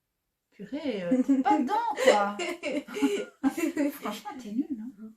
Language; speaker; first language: French; native; French